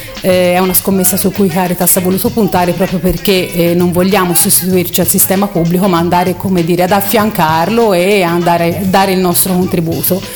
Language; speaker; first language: Italian; native; Italian